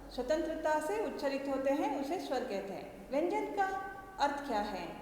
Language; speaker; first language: Hindi; non-native, local second language; Kannada